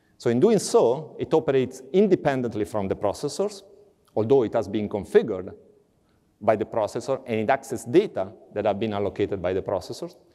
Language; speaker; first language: English; non-native, fluent; Italian